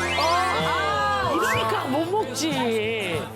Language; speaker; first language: Korean; native; Korean